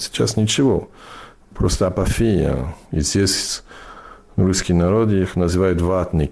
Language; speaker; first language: Russian; non-native, fluent; English